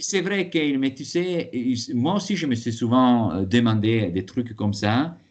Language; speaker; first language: French; non-native, fluent; Italian